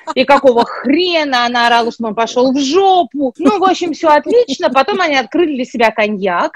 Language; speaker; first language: Russian; native; Russian